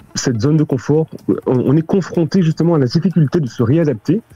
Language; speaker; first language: French; native; French